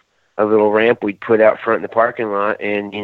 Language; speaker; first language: English; native; English